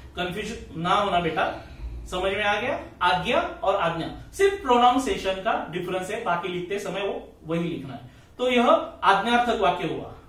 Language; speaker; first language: Hindi; non-native, local second language; Marathi